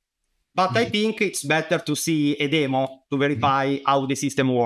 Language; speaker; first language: English; non-native, fluent; Italian